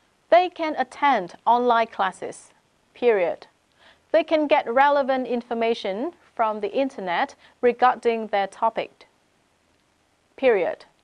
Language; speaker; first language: English; non-native, fluent; Vietnamese